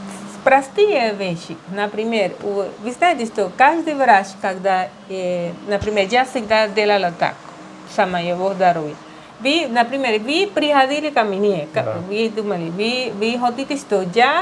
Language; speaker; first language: Russian; non-native, learner; Spanish